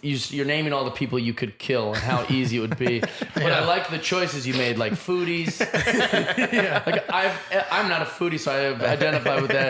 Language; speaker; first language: English; native; English